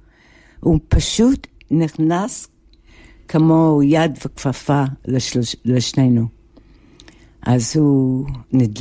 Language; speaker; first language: Hebrew; non-native, fluent; English